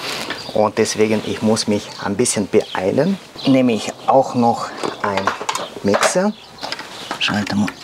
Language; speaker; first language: German; non-native, learner; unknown